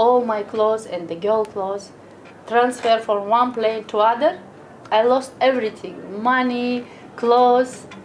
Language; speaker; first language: English; non-native, learner; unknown